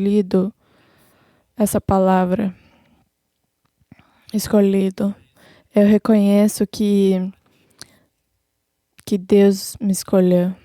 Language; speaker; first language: Portuguese; non-native, fluent; English